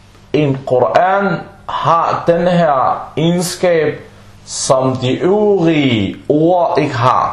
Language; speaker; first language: Danish; non-native, fluent; Arabic